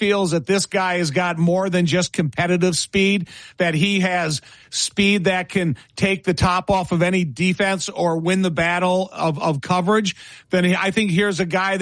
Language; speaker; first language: English; native; English